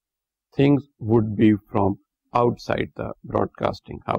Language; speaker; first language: English; non-native, local second language; Urdu